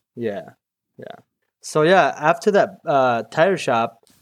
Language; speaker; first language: English; early bilingual, other home language; Arabic